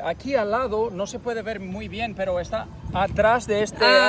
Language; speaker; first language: Spanish; non-native, fluent; Portuguese